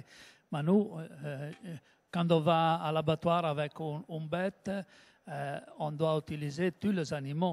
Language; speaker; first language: French; non-native, learner; Italian